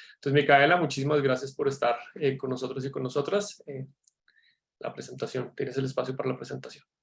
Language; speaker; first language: Spanish; native; Spanish